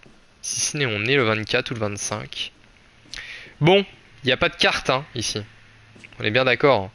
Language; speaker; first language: French; native; French